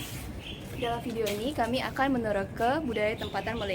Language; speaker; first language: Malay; non-native, local second language; Indonesian